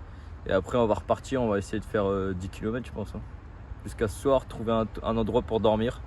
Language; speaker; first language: French; native; French